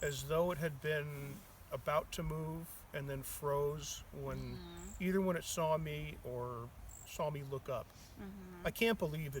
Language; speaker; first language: English; native; English